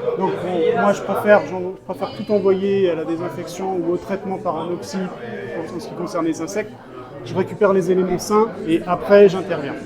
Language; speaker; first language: French; native; French